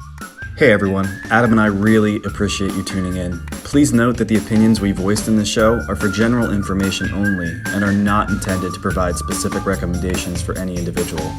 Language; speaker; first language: English; native; English